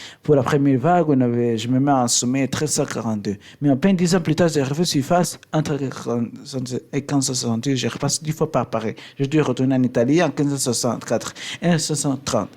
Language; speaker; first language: French; non-native, learner; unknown